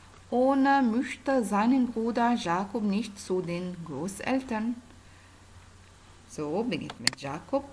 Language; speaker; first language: German; non-native, fluent; Arabic